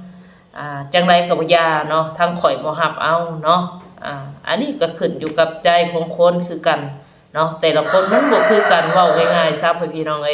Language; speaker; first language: Thai; non-native, local second language; Lao